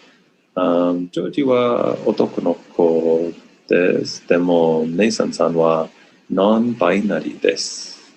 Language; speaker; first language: Japanese; non-native, learner; English